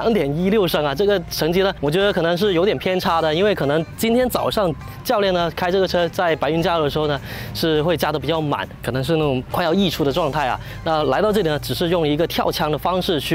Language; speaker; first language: Chinese; native; Chinese